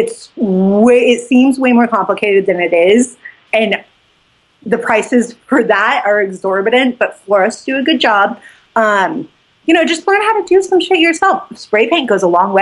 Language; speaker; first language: English; native; English